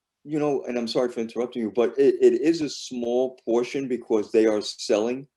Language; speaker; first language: English; native; English